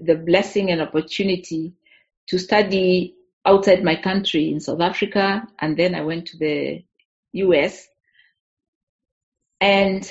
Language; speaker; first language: English; non-native, local second language; Meru